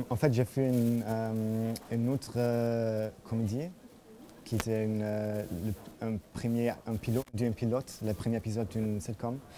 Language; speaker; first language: French; non-native, fluent; German